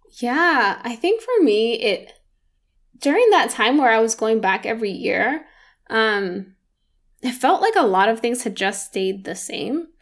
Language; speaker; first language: English; early bilingual, other home language; Spanish